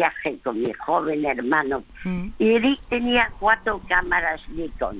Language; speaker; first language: Spanish; early bilingual, other home language; French